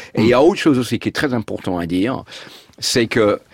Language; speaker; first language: French; non-native, fluent; English